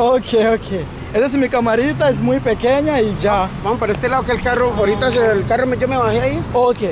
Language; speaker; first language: Spanish; native; Spanish